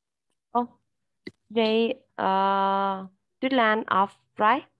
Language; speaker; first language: English; non-native, learner; Vietnamese